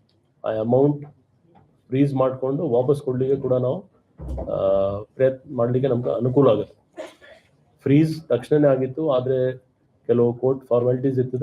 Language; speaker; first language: Kannada; non-native, fluent; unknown